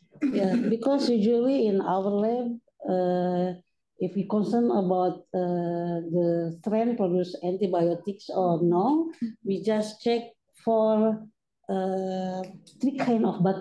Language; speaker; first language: English; non-native, fluent; Indonesian